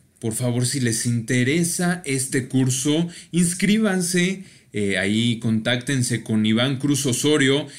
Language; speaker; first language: Spanish; native; Spanish